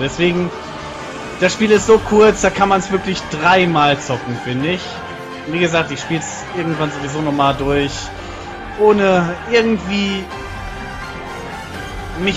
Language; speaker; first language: German; native; German